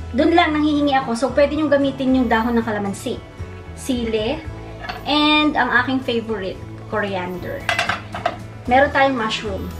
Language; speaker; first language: Filipino; non-native, local second language; Iloko